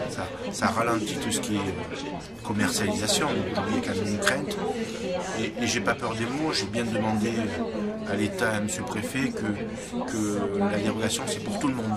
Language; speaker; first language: French; native; French